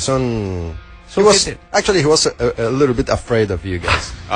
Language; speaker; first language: English; non-native, fluent; Spanish